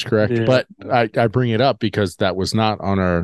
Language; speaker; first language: English; native; English